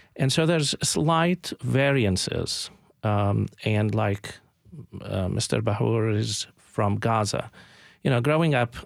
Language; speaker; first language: English; non-native, fluent; Arabic